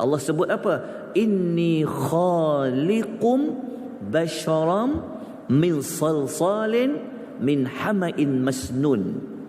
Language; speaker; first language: Malay; native; Malay